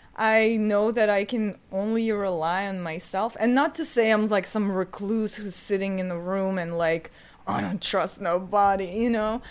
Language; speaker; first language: English; non-native, fluent; Ukrainian